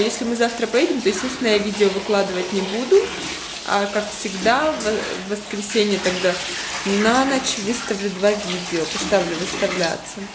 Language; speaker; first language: Russian; native; Russian